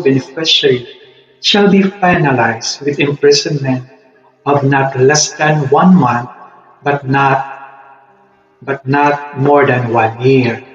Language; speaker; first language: English; non-native, local second language; Filipino